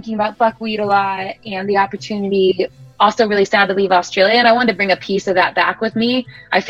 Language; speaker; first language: English; native; English